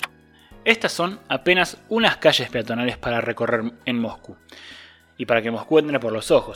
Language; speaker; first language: Spanish; native; Spanish